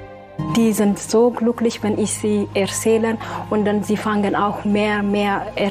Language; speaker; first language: German; non-native, fluent; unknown